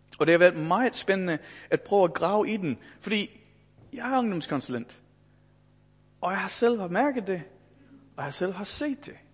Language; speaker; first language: Danish; non-native, fluent; English